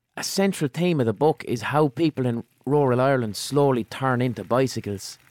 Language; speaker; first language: English; native; English